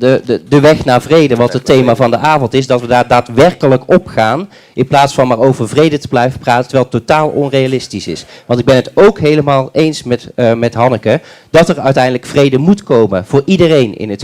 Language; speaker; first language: Dutch; native; Dutch